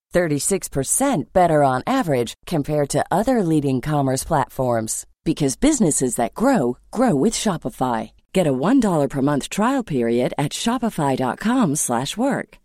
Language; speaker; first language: English; native; English